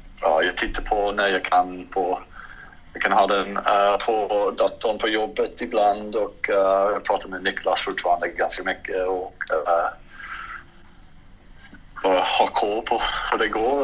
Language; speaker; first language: Swedish; non-native, fluent; English